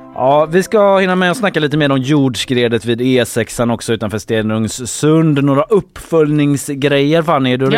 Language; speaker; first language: Swedish; native; Swedish